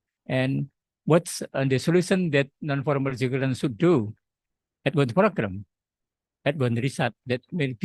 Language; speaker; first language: English; non-native, learner; Indonesian